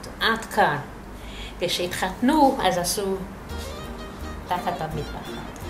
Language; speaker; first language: Hebrew; non-native, fluent; Yiddish